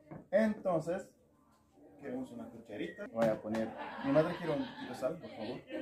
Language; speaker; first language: Spanish; non-native, learner; Arabic